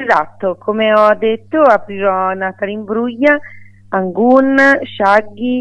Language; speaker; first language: Italian; native; Italian